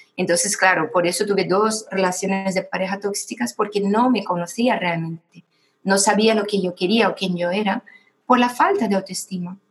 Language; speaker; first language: Spanish; non-native, fluent; Portuguese